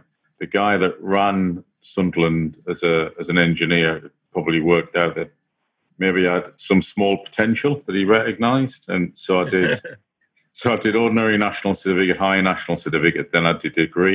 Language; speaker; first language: English; native; English